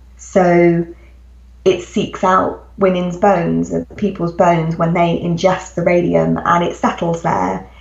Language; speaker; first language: English; native; English